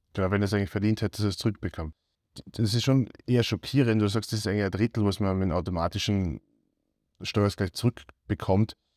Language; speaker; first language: German; native; German